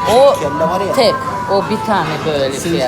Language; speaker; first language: Turkish; non-native, learner; Russian